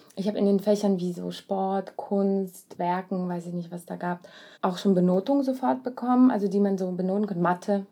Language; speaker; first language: German; early bilingual, other home language; Russian